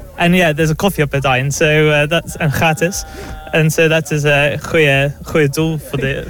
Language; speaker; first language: Dutch; non-native, fluent; English